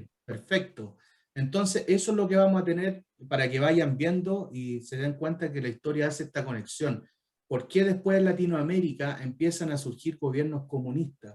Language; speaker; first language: Spanish; native; Spanish